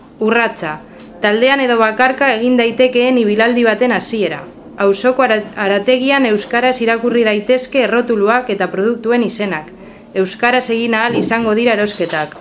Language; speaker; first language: Basque; non-native, local second language; Spanish